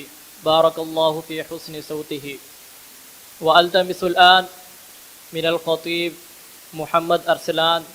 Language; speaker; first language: Arabic; non-native, learner; Urdu